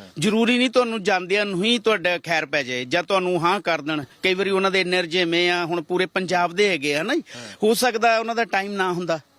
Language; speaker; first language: Punjabi; native; Punjabi